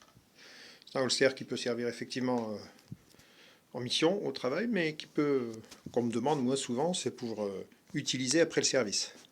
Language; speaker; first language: French; native; French